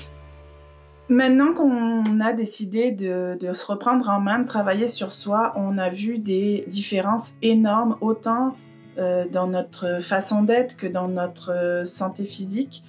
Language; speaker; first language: French; native; French